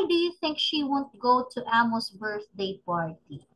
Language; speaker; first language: English; non-native, fluent; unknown